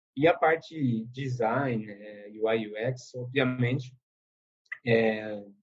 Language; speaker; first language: Portuguese; non-native, fluent; French